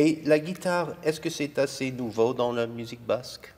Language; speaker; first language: French; non-native, fluent; English